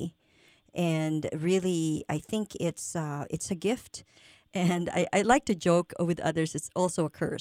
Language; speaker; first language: English; non-native, local second language; Filipino